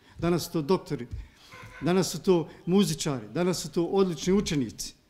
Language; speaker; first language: Bosnian; native; Bosnian